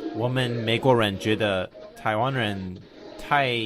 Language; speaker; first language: Chinese; non-native, fluent; English